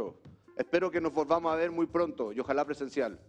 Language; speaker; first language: Spanish; native; Spanish